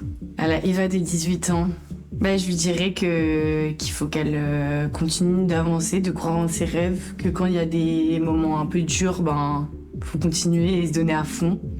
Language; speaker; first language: French; native; French